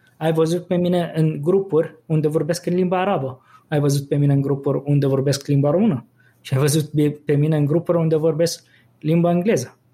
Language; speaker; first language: Romanian; non-native, fluent; Arabic